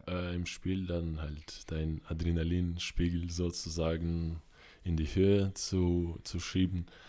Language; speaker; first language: German; non-native, fluent; Russian